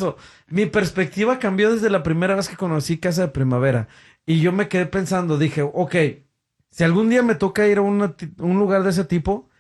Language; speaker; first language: Spanish; native; Spanish